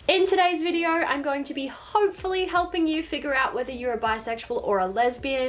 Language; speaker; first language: English; native; English